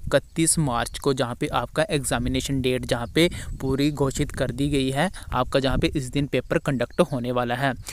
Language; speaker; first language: Hindi; non-native, local second language; Punjabi